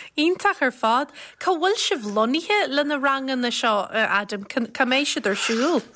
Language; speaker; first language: Irish; native; Irish